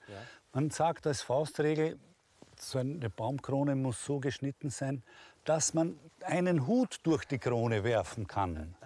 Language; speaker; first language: German; non-native, local second language; Croatian